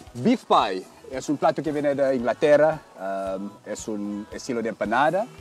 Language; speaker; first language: Spanish; non-native, learner; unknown